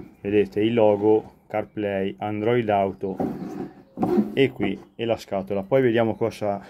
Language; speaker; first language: Italian; native; Italian